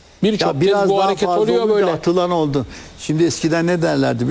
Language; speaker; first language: Turkish; native; Turkish